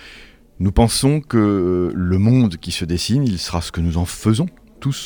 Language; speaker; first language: French; native; French